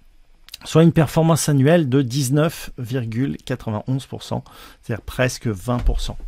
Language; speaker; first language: French; native; French